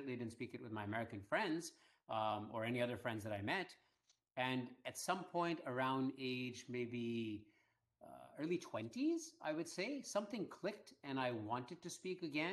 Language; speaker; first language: English; early bilingual, other home language; Hindi